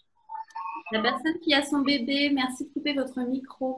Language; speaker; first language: French; native; French